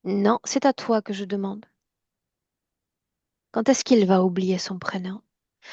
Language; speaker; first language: French; native; French